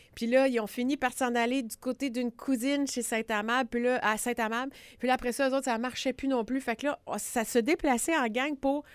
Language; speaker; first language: French; native; French